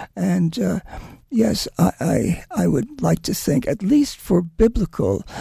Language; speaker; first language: English; early bilingual, other home language; Spanish